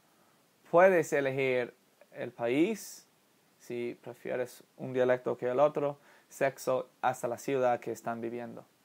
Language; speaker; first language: Spanish; non-native, fluent; English